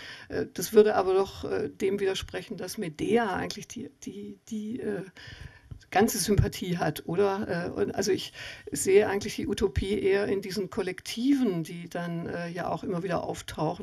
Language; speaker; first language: German; native; German